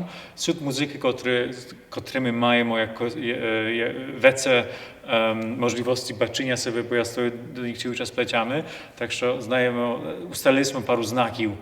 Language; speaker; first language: Polish; non-native, local second language; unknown